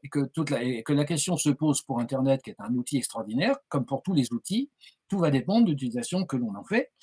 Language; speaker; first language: French; native; French